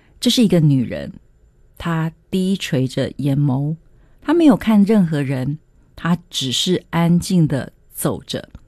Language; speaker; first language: Chinese; native; Chinese